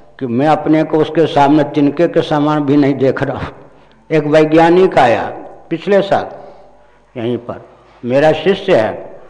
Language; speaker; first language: Hindi; non-native, local second language; Maithili